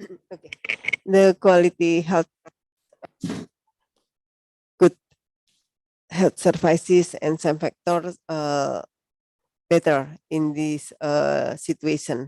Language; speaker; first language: English; non-native, learner; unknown